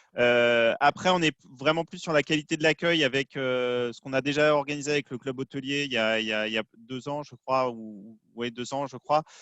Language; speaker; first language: French; native; French